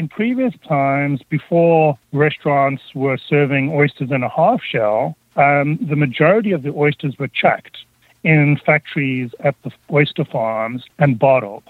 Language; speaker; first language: English; native; English